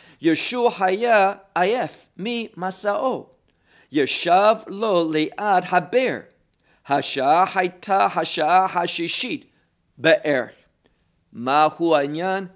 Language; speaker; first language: Hebrew; non-native, fluent; English